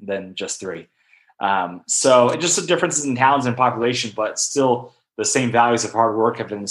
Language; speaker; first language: English; native; English